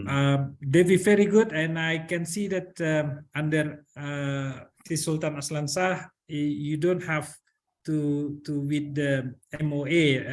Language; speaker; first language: English; non-native, learner; Indonesian